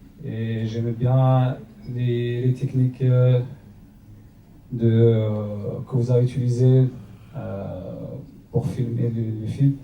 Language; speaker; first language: French; non-native, learner; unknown